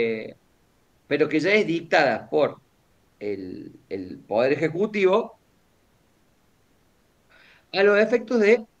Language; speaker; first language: Spanish; native; Spanish